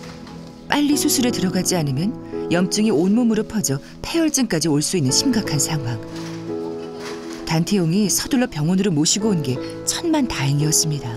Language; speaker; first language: Korean; native; Korean